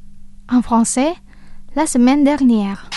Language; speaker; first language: French; non-native, fluent; Indonesian